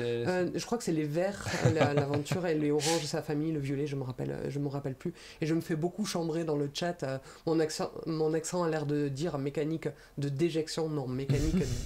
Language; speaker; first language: French; native; French